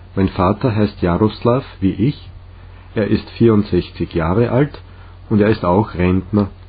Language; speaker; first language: German; non-native, fluent; Czech